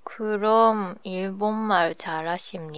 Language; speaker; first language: Korean; non-native, learner; Japanese